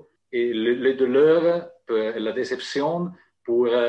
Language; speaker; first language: French; non-native, fluent; Italian